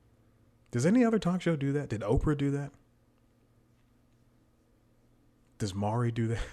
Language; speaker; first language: English; native; English